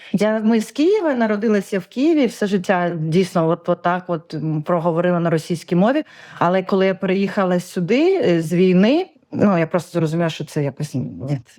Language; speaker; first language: Ukrainian; non-native, local second language; Russian